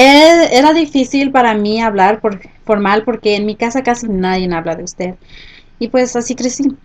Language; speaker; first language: Spanish; early bilingual, heritage; Spanish